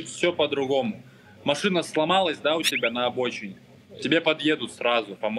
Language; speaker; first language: Russian; non-native, local second language; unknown